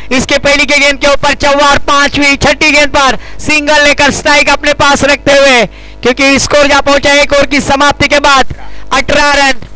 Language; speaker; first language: Hindi; non-native, local second language; Marathi